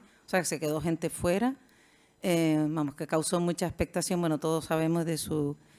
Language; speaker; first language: Spanish; native; Spanish